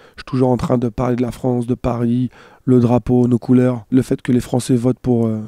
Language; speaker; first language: French; native; French